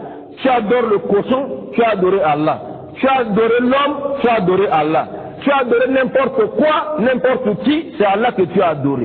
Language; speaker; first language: French; non-native, local second language; Lingala